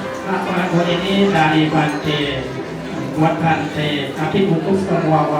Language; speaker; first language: Indonesian; non-native, learner; Thai